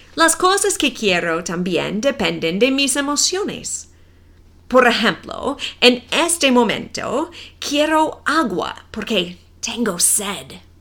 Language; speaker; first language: Spanish; non-native, fluent; English